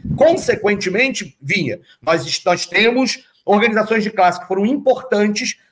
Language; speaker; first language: Portuguese; native; Portuguese